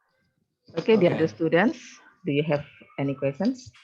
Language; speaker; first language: English; non-native, fluent; Indonesian